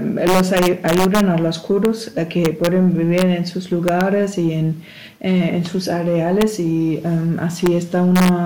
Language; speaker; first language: Spanish; non-native, fluent; German